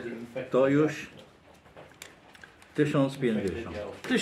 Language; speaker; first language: Polish; non-native, fluent; Arabic